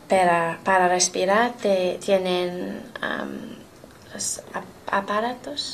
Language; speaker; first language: Spanish; non-native, learner; English